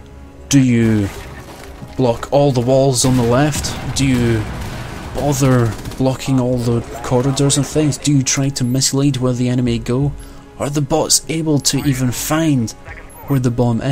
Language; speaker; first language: English; native; English